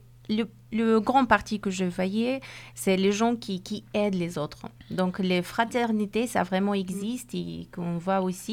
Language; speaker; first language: French; non-native, fluent; Persian